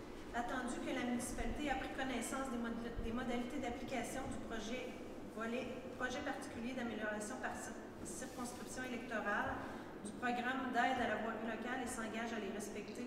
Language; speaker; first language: French; native; French